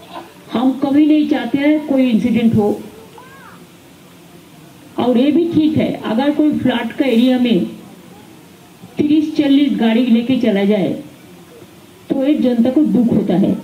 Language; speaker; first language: Hindi; non-native, local second language; Bangla